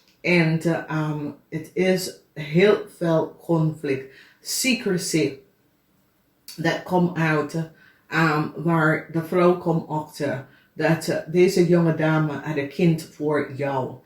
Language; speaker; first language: Dutch; non-native, fluent; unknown